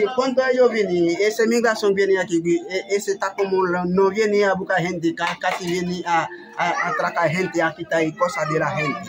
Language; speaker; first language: Spanish; non-native, learner; Haitian Creole